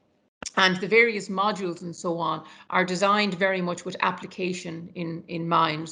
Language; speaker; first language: English; native; English